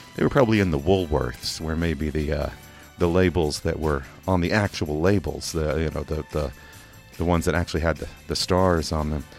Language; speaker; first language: English; native; English